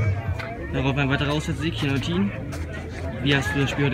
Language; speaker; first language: German; native; German